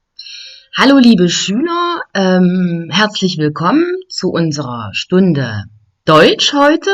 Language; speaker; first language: German; non-native, fluent; French